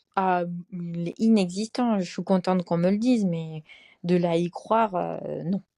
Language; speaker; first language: French; native; French